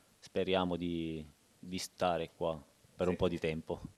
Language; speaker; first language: Italian; native; Italian